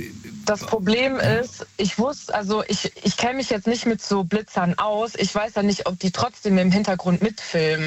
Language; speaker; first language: German; native; German